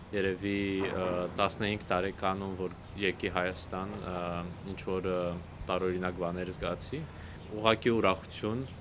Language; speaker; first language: Armenian; early bilingual, heritage; Russian